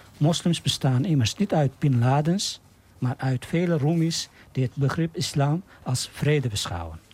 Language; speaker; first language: Dutch; non-native, fluent; Turkish